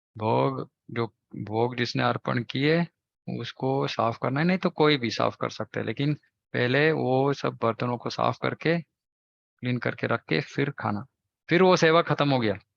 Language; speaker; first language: Hindi; non-native, local second language; Kannada